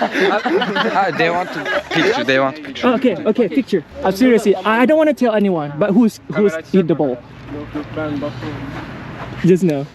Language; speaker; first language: English; non-native, learner; Thai